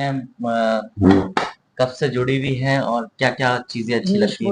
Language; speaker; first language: Hindi; native; Hindi